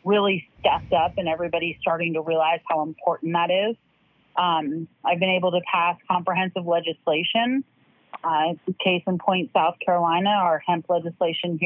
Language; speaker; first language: English; native; English